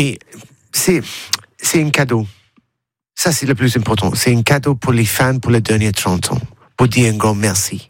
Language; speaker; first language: French; non-native, learner; English